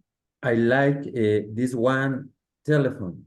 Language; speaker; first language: English; non-native, learner; Spanish